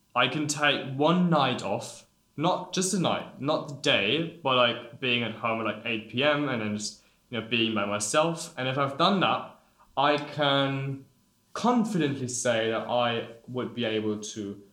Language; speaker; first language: English; non-native, fluent; German